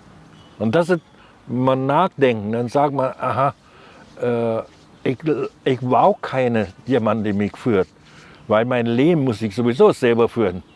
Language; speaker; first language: German; non-native, learner; Thai